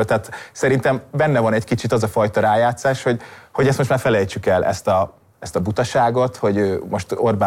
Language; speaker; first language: Hungarian; native; Hungarian